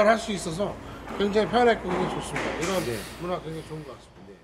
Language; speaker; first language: Korean; native; Korean